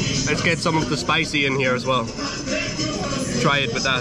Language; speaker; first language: English; non-native, fluent; Danish